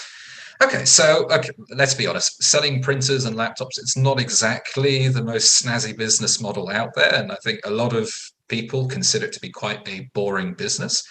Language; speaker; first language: English; native; English